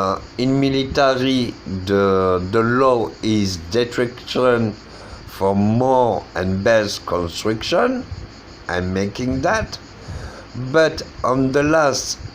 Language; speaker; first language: English; non-native, learner; French